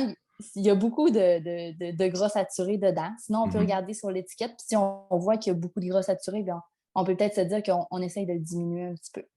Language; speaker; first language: French; native; French